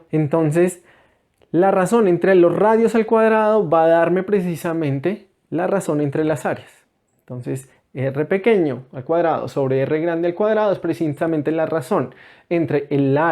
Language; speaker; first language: Spanish; native; Spanish